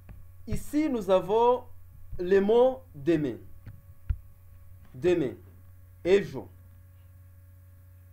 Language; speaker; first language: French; non-native, local second language; Kinyarwanda